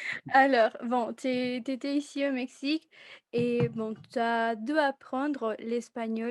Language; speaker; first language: French; non-native, fluent; Spanish